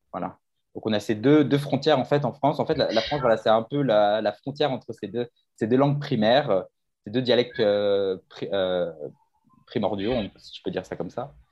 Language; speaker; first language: French; native; French